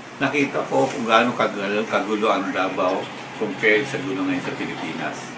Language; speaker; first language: Filipino; non-native, local second language; Cebuano